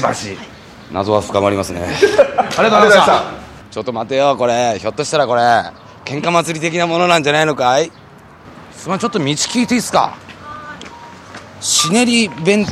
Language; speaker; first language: Japanese; native; Japanese